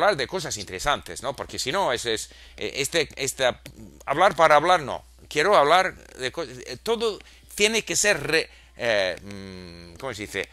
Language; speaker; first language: Spanish; non-native, fluent; English